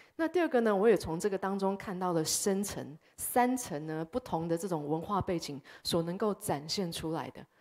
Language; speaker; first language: Chinese; early bilingual, heritage; Chinese